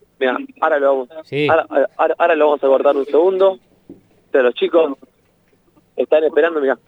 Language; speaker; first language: Spanish; native; Spanish